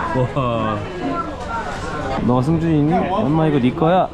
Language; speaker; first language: Korean; native; Korean